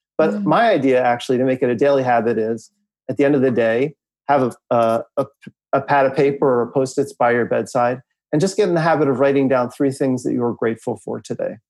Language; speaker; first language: English; native; English